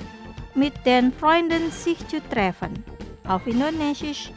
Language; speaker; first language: German; non-native, fluent; Indonesian